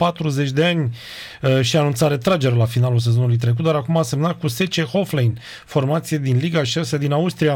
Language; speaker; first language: Romanian; native; Romanian